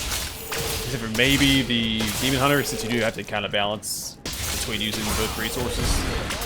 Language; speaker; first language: English; native; English